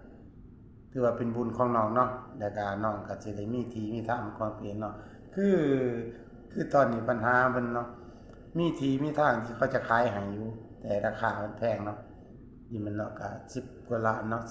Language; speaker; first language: Thai; non-native, local second language; Northeastern Thai